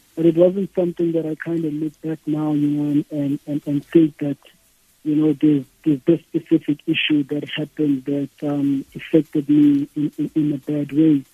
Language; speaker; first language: English; non-native, local second language; Xhosa